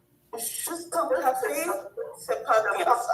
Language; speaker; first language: French; non-native, learner; English